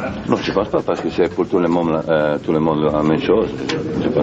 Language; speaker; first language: French; non-native, learner; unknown